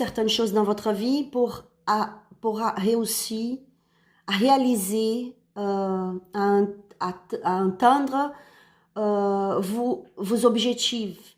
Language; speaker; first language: French; non-native, learner; Spanish